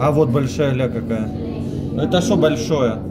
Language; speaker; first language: Russian; native; Russian